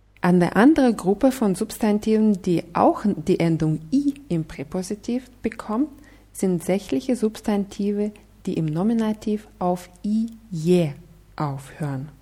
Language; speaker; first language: German; non-native, fluent; Russian